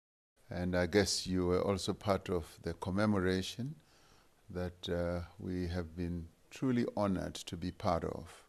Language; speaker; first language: English; non-native, local second language; Venda